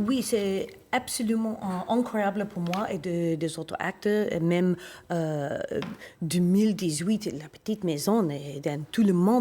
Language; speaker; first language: French; non-native, learner; English